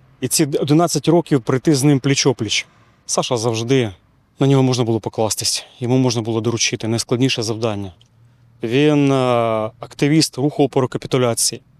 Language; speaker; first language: Ukrainian; native; Ukrainian